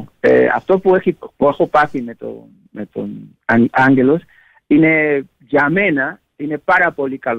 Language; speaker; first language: Greek; non-native, learner; Spanish